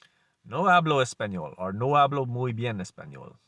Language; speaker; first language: Spanish; non-native, learner; English